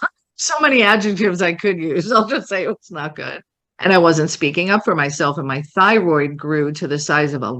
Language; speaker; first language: English; native; English